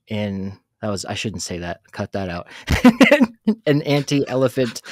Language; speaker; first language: English; native; English